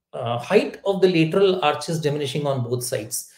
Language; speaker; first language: Hindi; native; Hindi